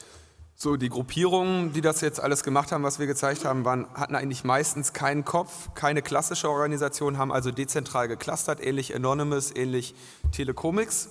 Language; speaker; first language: German; native; German